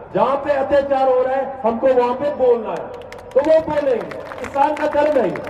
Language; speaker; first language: Hindi; non-native, local second language; Punjabi